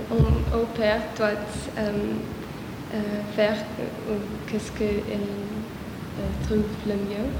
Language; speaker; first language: French; non-native, learner; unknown